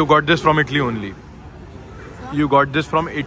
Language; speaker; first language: English; non-native, local second language; Hindi